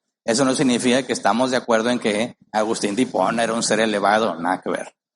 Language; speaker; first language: Spanish; native; Spanish